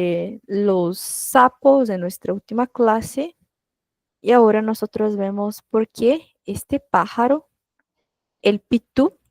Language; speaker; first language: Spanish; non-native, fluent; Portuguese